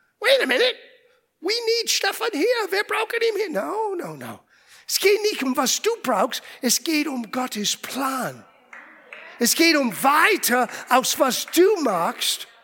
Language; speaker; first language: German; non-native, fluent; English